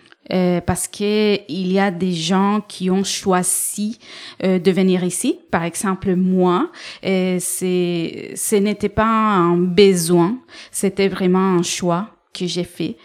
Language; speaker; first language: French; non-native, fluent; Spanish